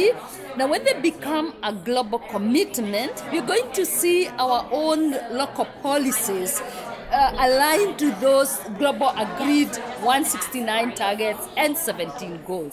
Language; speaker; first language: English; non-native, local second language; Kikuyu